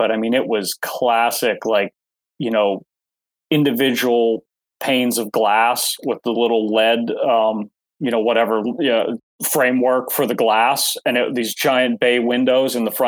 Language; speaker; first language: English; native; English